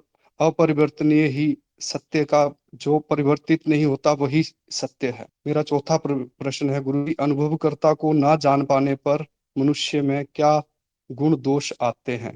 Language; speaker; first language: Hindi; native; Hindi